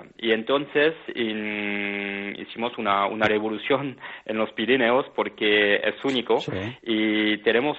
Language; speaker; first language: Spanish; non-native, fluent; French